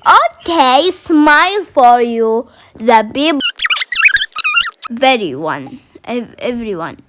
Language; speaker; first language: English; non-native, learner; Arabic